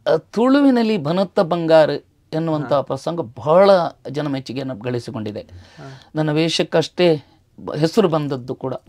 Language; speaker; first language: Kannada; non-native, local second language; Tulu